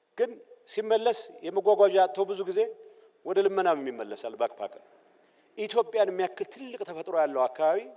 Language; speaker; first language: Amharic; non-native, local second language; Tigrinya